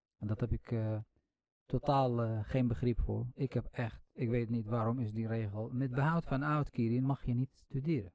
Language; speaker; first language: Dutch; non-native, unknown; Kurdish